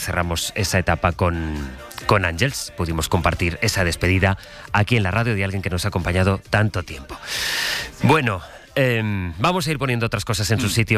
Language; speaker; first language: Spanish; native; Spanish